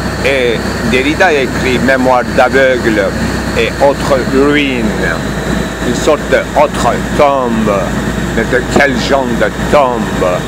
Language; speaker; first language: French; non-native, fluent; Turkish